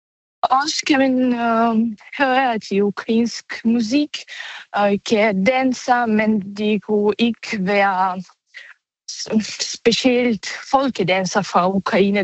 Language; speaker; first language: Danish; non-native, learner; Ukrainian